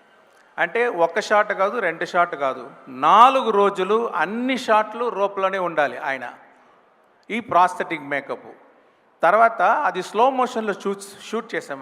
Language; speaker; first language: Telugu; non-native, local second language; Tamil